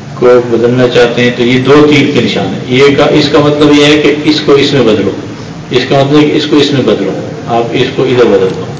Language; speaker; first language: Urdu; non-native, local second language; Pashto